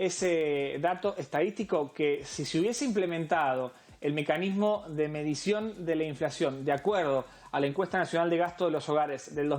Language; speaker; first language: Spanish; native; Spanish